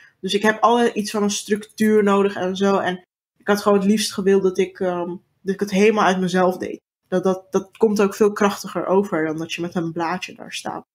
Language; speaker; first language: Dutch; early bilingual, other home language; Turkish